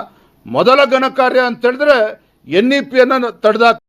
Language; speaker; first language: Kannada; native; Kannada